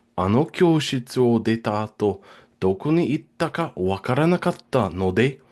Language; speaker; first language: Japanese; non-native, fluent; English